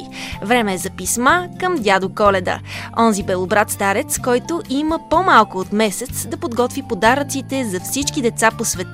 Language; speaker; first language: Bulgarian; native; Bulgarian